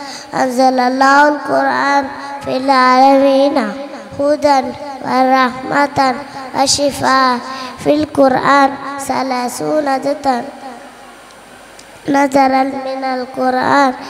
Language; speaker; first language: Arabic; non-native, learner; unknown